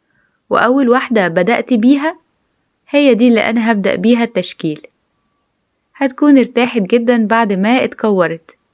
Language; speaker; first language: Arabic; native; Arabic